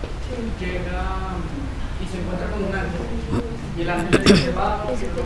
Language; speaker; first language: Spanish; native; Spanish